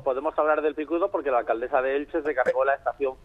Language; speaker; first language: Spanish; native; Spanish